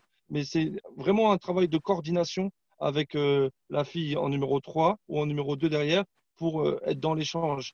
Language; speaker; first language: French; non-native, fluent; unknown